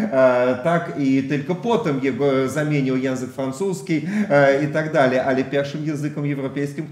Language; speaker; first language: Polish; non-native, fluent; Russian